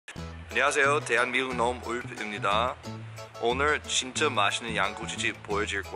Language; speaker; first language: Korean; non-native, fluent; English